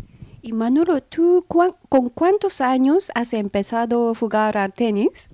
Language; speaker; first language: Spanish; non-native, fluent; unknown